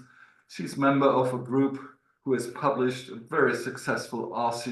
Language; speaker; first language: English; non-native, fluent; German